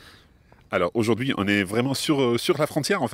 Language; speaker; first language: French; non-native, fluent; English